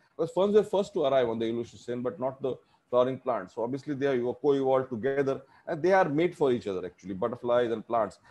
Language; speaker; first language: English; non-native, local second language; Marathi